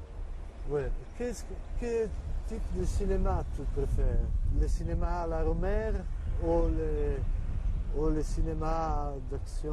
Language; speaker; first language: French; non-native, learner; Italian